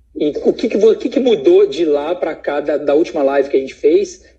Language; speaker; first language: Portuguese; native; Portuguese